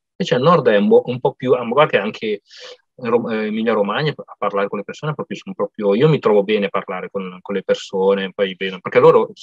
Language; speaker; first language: Italian; early bilingual, other home language; Vietnamese